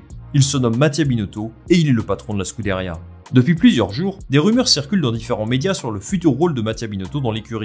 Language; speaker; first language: French; native; French